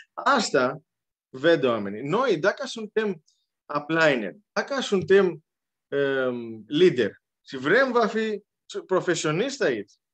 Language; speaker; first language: Romanian; non-native, learner; Greek